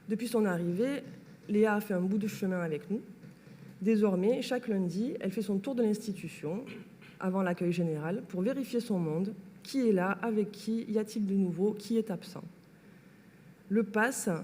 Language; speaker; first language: French; native; French